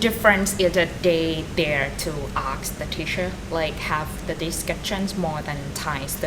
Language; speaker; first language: English; non-native, learner; Thai